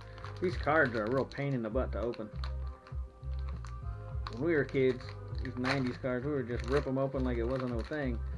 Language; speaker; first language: English; native; English